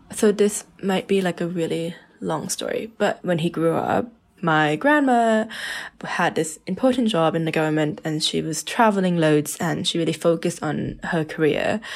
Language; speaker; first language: English; early bilingual, other home language; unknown